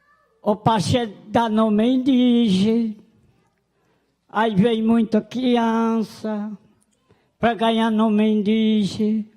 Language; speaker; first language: Portuguese; non-native, local second language; Guarani